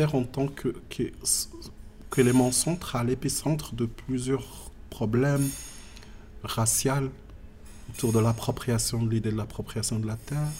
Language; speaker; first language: French; non-native, local second language; Tachelhit